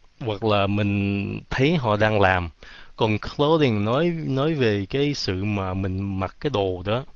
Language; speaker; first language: Vietnamese; early bilingual, heritage; Vietnamese